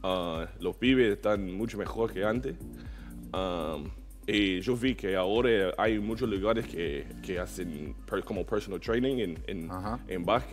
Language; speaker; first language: Spanish; non-native, learner; English